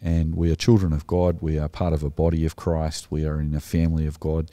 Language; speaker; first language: English; native; English